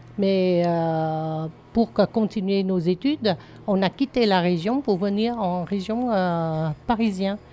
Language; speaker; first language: French; non-native, fluent; Vietnamese